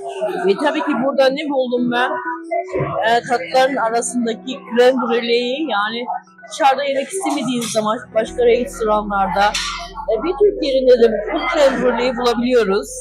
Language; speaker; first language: Turkish; early bilingual, heritage; Turkish